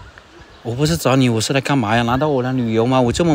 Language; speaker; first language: Chinese; native; Chinese